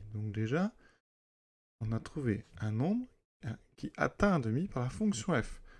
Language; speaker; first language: French; native; French